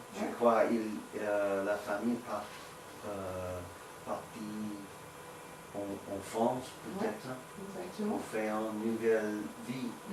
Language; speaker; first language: French; non-native, learner; English